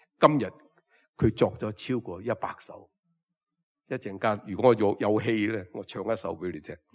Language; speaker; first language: Cantonese; native; Cantonese